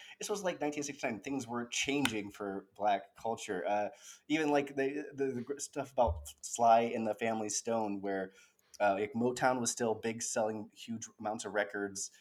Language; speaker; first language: English; native; English